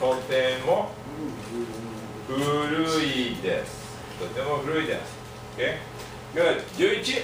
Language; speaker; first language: Japanese; non-native, fluent; English